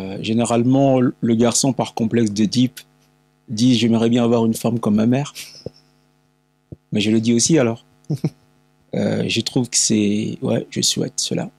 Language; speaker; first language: French; non-native, local second language; Lingala